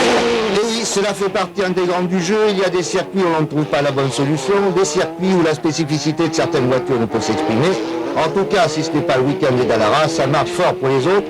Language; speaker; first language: French; native; French